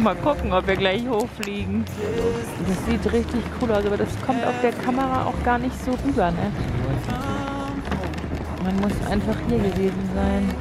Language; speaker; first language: German; native; German